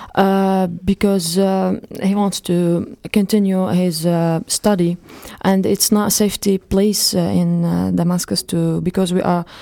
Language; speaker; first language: English; non-native, fluent; Arabic